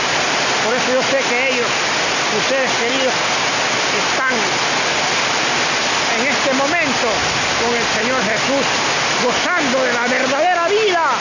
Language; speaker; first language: Spanish; native; Spanish